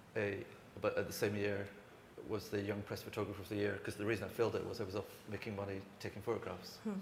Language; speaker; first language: English; native; English